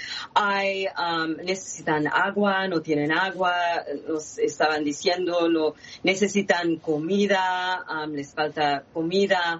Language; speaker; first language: Spanish; non-native, fluent; Haitian Creole